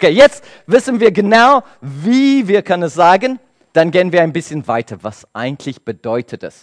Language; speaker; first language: German; non-native, learner; English